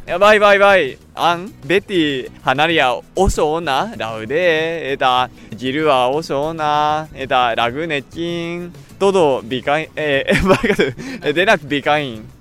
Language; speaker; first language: Basque; non-native, learner; Japanese